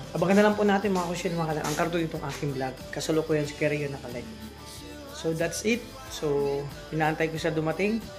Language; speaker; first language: Filipino; non-native, local second language; Cebuano